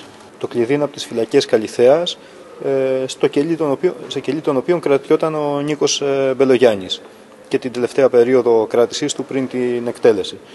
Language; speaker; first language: Greek; native; Greek